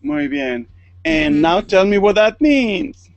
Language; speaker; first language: English; non-native, fluent; Spanish